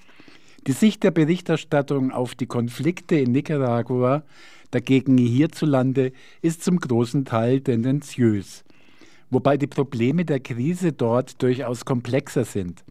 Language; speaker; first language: German; native; German